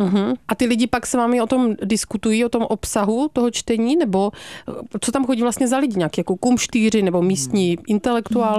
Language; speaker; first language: Czech; native; Czech